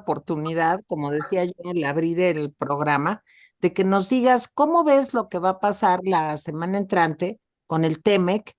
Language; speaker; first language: Spanish; native; Spanish